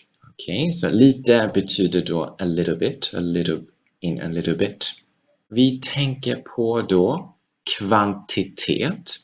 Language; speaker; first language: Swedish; non-native, fluent; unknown